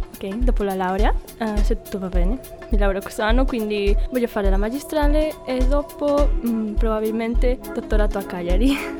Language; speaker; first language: Italian; non-native, fluent; Spanish